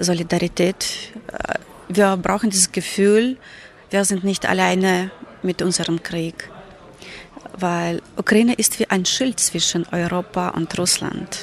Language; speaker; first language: German; non-native, fluent; Ukrainian